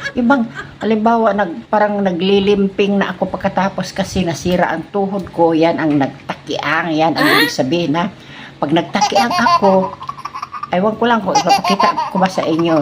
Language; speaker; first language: Filipino; non-native, local second language; Cebuano